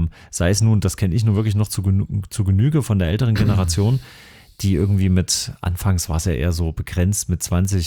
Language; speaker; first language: German; native; German